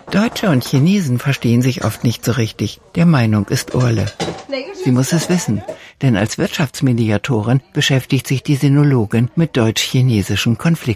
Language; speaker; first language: German; native; German